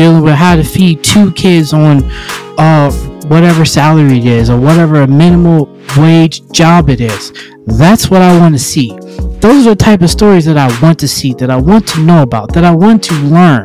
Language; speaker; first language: English; native; English